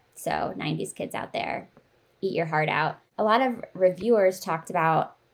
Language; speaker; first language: English; native; English